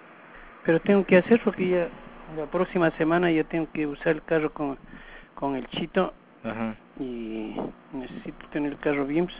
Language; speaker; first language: Spanish; native; Spanish